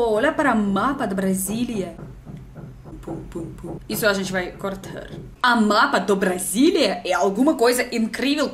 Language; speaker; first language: Portuguese; non-native, learner; Russian